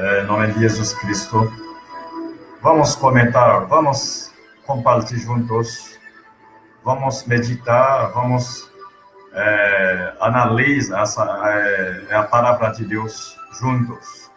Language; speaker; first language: Portuguese; non-native, learner; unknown